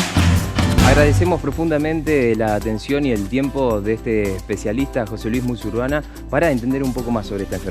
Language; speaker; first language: Spanish; native; Spanish